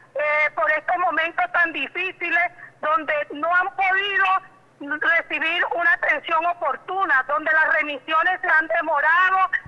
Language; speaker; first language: Spanish; native; Spanish